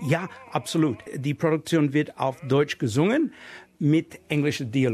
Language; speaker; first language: German; non-native, fluent; English